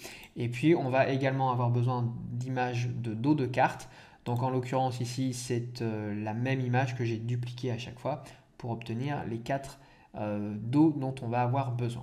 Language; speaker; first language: French; native; French